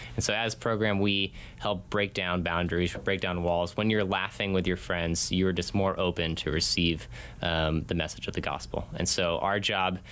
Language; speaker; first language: English; native; English